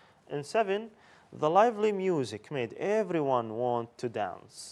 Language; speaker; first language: English; non-native, fluent; Arabic